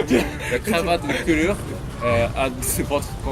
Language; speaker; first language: French; non-native, learner; Japanese